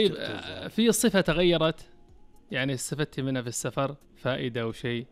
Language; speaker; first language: Arabic; native; Arabic